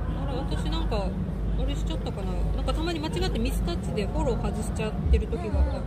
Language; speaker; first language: Japanese; native; Japanese